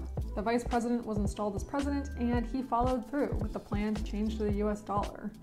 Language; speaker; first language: English; native; English